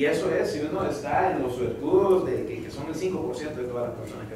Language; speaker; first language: Spanish; native; Spanish